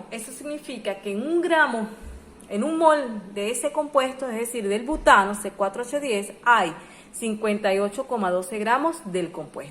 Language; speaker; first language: Spanish; native; Spanish